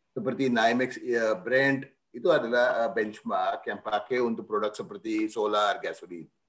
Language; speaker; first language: Indonesian; non-native, fluent; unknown